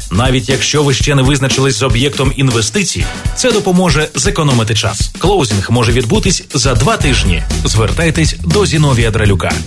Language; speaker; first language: Ukrainian; native; Ukrainian